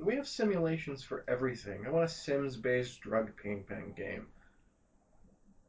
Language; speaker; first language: English; native; English